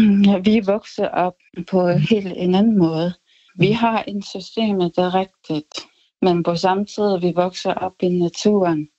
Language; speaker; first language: Danish; non-native, local second language; Kalaallisut